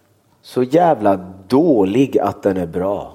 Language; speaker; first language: Swedish; early bilingual, other home language; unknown